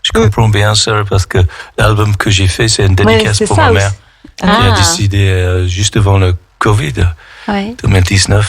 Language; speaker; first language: French; non-native, fluent; English